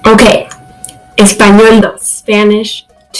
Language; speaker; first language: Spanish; early bilingual, heritage; Spanish